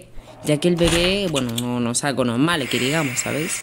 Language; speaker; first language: Spanish; native; Spanish